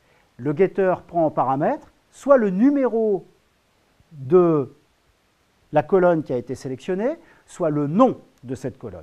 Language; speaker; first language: French; native; French